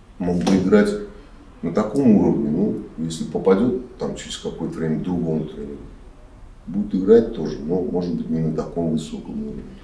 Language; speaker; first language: Russian; native; Russian